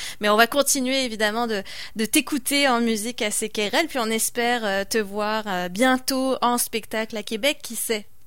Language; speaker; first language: French; native; French